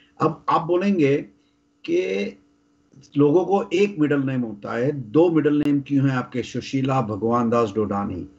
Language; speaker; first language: Hindi; non-native, local second language; Sindhi